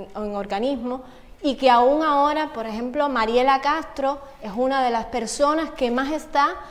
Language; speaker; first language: Spanish; native; Spanish